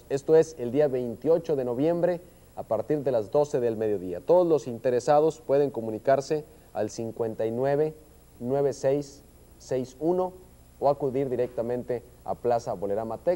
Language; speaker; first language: Spanish; native; Spanish